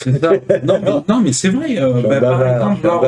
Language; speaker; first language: French; native; French